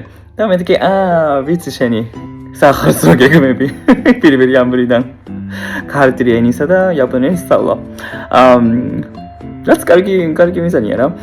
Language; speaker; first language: Georgian; non-native, fluent; Japanese